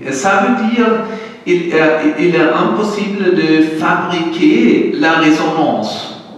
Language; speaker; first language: French; non-native, learner; German